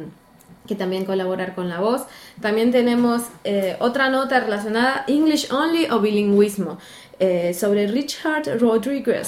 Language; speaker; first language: Spanish; native; Spanish